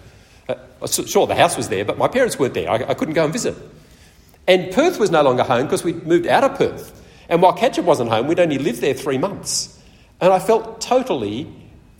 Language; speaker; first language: English; native; English